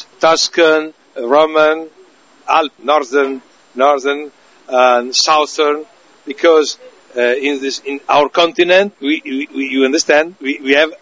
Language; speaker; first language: English; non-native, learner; Italian